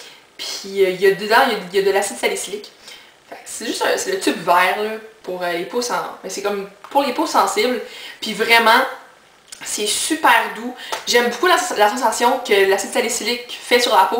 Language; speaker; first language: French; native; French